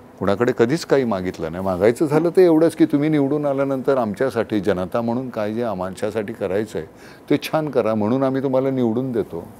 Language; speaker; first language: Marathi; native; Marathi